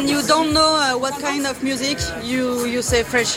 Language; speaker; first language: English; non-native, learner; French